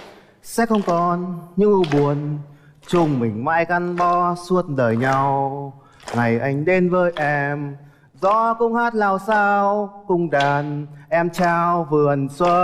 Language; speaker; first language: Vietnamese; native; Vietnamese